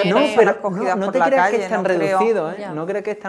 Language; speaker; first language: Spanish; native; Spanish